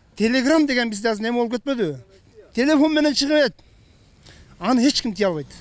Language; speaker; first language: Kyrgyz; native; Kyrgyz